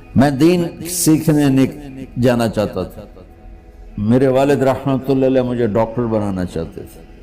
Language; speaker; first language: Urdu; non-native, local second language; Punjabi